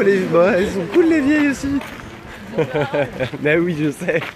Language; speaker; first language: French; native; French